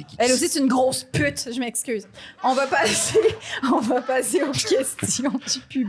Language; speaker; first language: French; native; French